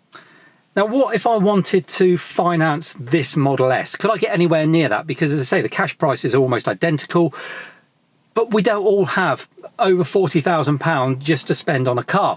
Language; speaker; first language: English; native; English